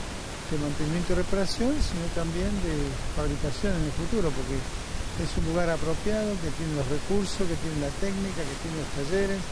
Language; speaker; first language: Spanish; native; Spanish